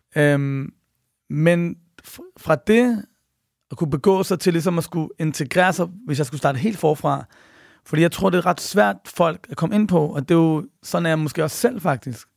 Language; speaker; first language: Danish; early bilingual, other home language; Persian